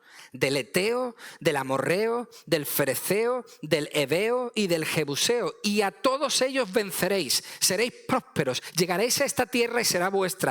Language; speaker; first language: Spanish; native; Spanish